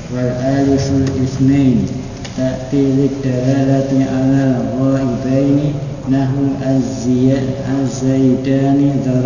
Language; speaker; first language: Arabic; non-native, learner; Indonesian